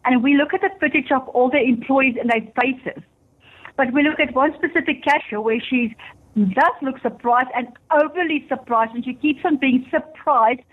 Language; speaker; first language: English; non-native, local second language; Afrikaans